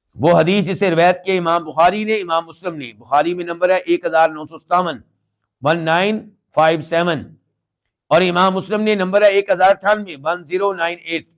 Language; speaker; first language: Urdu; non-native, local second language; Punjabi